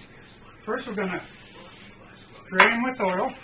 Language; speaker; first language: English; native; English